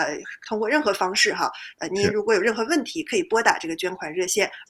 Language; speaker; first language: Chinese; native; Chinese